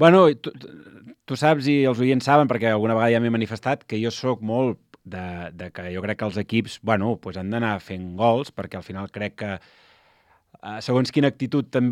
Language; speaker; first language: Catalan; native; Catalan